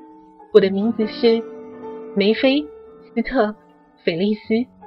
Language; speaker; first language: Chinese; native; Chinese